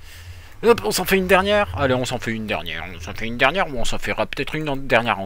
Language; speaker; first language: French; native; French